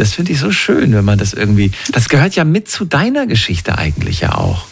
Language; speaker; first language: German; native; German